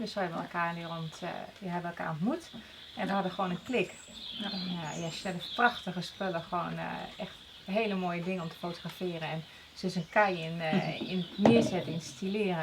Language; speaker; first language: Dutch; native; Dutch